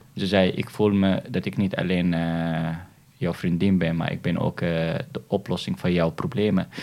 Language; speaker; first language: Dutch; non-native, fluent; Arabic